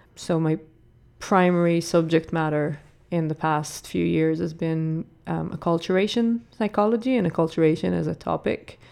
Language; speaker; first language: English; non-native, fluent; Hebrew